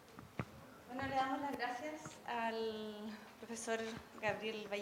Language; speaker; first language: Spanish; native; Spanish